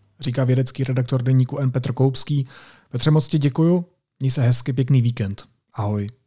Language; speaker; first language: Czech; native; Czech